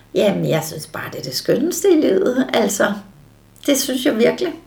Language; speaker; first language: Danish; native; Danish